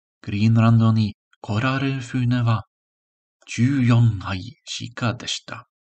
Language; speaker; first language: Japanese; non-native, learner; English